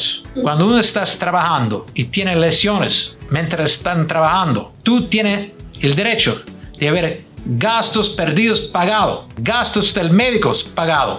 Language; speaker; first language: Spanish; non-native, fluent; English